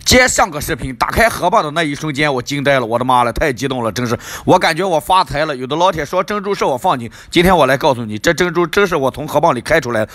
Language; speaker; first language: Chinese; native; Chinese